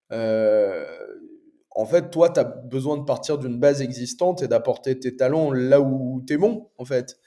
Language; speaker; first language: French; native; French